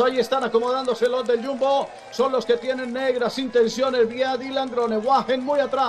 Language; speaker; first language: Spanish; native; Spanish